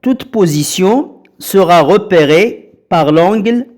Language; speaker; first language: French; non-native, local second language; Arabic